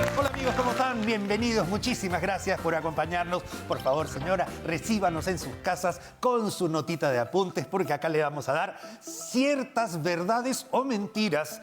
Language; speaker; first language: Spanish; native; Spanish